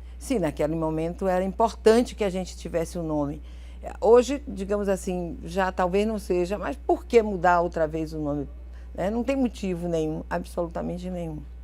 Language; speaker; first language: Portuguese; early bilingual, other home language; Galician